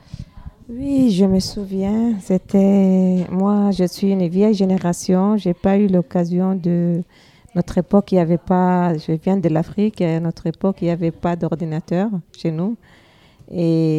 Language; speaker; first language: French; non-native, learner; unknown